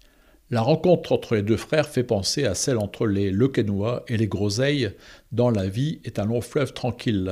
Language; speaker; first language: French; native; French